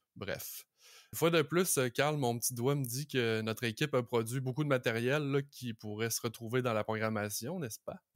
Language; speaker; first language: French; native; French